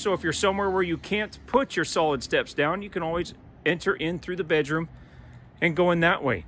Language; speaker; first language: English; native; English